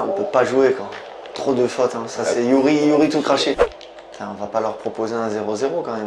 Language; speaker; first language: French; native; French